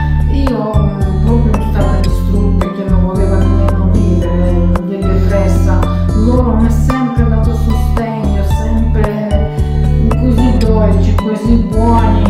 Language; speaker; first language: Italian; non-native, learner; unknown